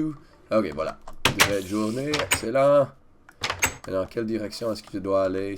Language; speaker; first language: French; non-native, learner; English